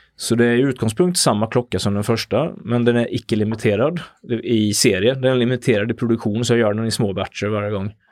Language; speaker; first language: Swedish; native; Swedish